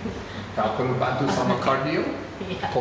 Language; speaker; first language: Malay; non-native, fluent; English